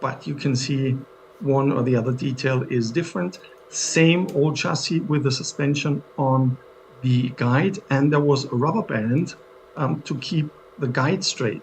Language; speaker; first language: English; non-native, fluent; German